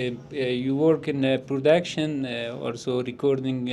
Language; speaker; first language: English; non-native, learner; Persian